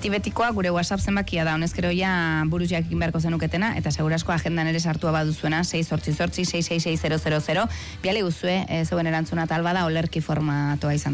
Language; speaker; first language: Basque; native; Basque